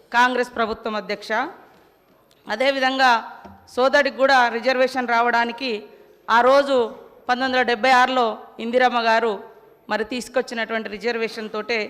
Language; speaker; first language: Telugu; non-native, local second language; Koya